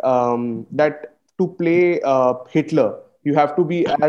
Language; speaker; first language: English; non-native, local second language; Bangla